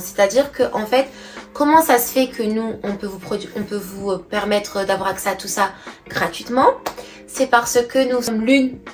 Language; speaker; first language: French; native; French